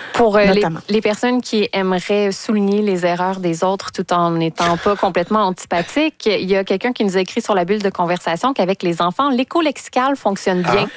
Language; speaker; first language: French; native; French